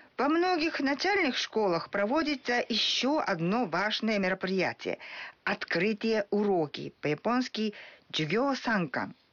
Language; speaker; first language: Russian; non-native, fluent; Japanese